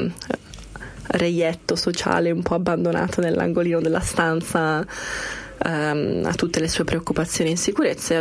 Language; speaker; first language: Italian; native; Italian